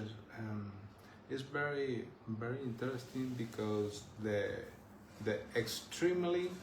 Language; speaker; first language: English; non-native, learner; Spanish